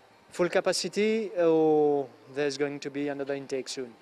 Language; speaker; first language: English; non-native, local second language; Morisyen